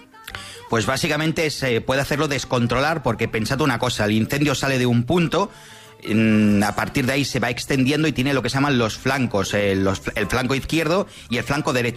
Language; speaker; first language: Spanish; native; Spanish